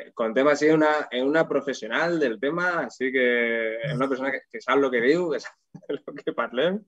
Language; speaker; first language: Spanish; non-native, local second language; Catalan